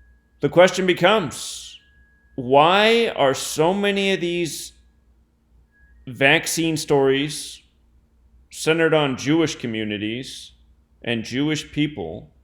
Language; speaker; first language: English; native; English